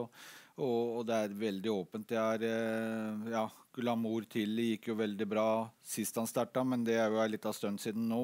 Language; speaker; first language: Norwegian; native; Norwegian